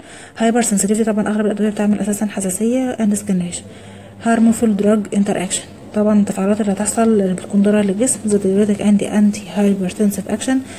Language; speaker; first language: Arabic; native; Arabic